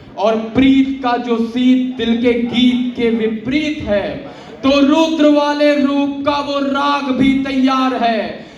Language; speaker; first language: Hindi; native; Hindi